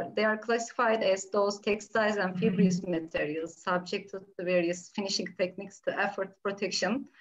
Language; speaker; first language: English; non-native, fluent; Turkish